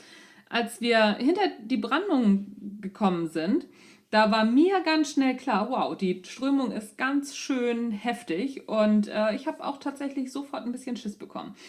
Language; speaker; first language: German; native; German